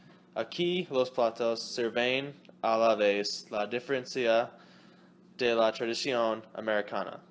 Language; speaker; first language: Spanish; non-native, learner; English